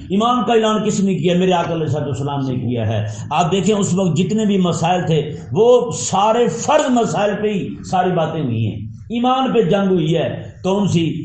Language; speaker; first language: Urdu; non-native, local second language; Punjabi